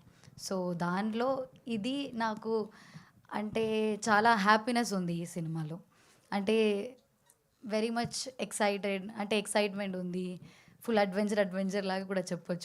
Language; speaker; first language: Telugu; non-native, learner; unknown